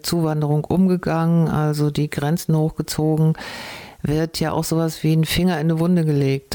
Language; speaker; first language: German; native; German